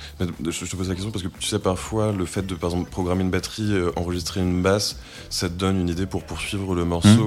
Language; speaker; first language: French; native; French